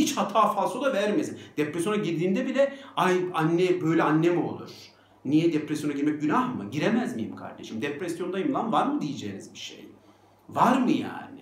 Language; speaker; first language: Turkish; native; Turkish